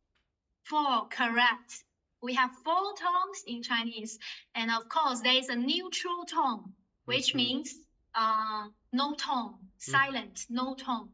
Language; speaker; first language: English; non-native, fluent; Chinese